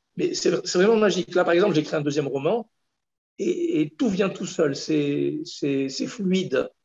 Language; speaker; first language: French; native; French